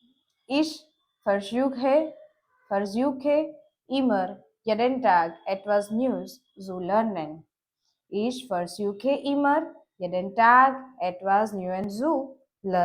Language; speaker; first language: German; non-native, learner; Gujarati